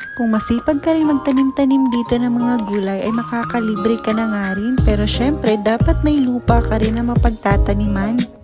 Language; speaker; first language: Filipino; non-native, local second language; Cebuano